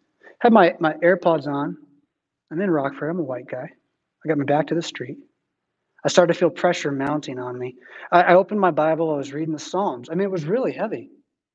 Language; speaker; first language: English; native; English